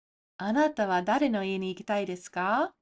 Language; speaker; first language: Japanese; non-native, fluent; English